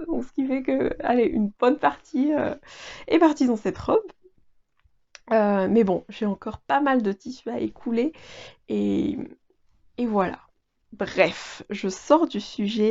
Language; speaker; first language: French; native; French